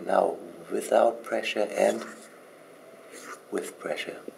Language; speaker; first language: English; non-native, fluent; German